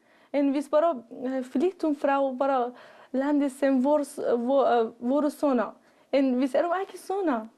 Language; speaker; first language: Icelandic; non-native, learner; Persian